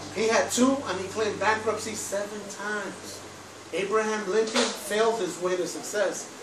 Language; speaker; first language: English; early bilingual, other home language; Spanish